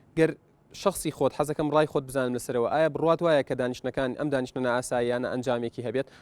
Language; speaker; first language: Central Kurdish; native; Central Kurdish